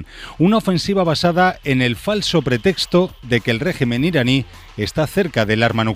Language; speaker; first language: Spanish; native; Spanish